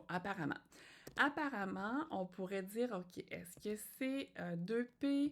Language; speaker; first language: French; native; French